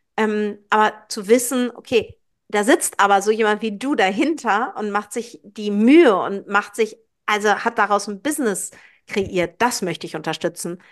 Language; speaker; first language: German; native; German